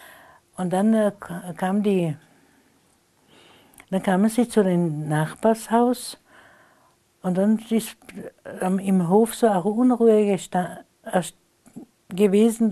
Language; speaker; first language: German; non-native, local second language; Slovenian